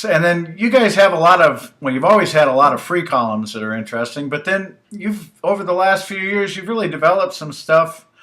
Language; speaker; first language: English; native; English